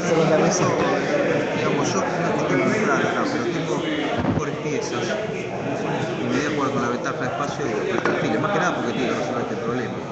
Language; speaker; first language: Spanish; native; Spanish